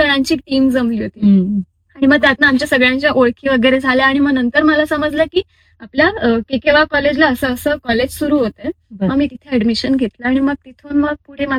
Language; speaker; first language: Marathi; native; Marathi